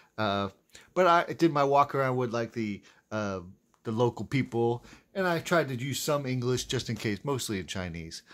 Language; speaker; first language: English; native; English